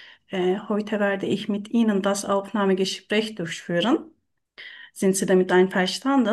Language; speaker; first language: German; non-native, learner; Turkish